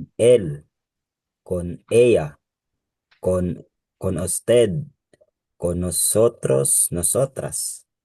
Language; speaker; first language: Spanish; non-native, learner; Filipino